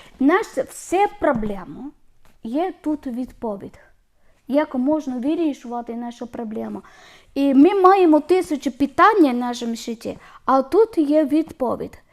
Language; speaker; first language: Ukrainian; non-native, learner; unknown